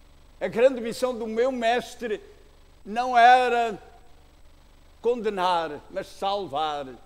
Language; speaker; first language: Portuguese; native; Portuguese